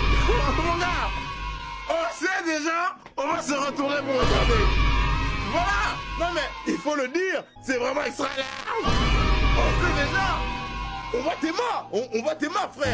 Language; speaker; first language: French; native; French